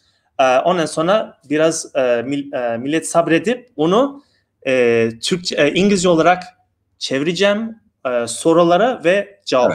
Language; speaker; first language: Turkish; non-native, fluent; Uyghur